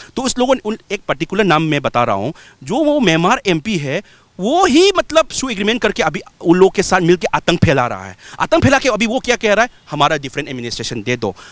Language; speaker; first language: Hindi; non-native, local second language; Manipuri